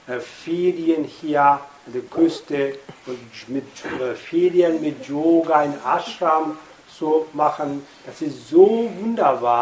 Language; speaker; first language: German; non-native, fluent; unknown